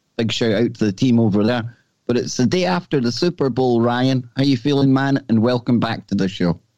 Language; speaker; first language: English; native; English